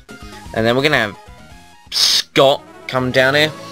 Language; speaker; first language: English; native; English